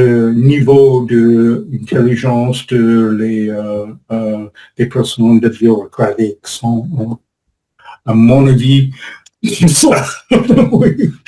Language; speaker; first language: French; non-native, learner; English